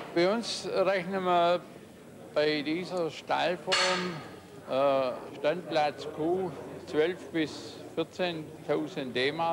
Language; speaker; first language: German; native; German